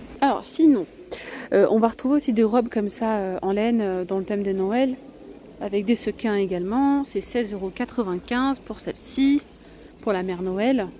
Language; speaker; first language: French; native; French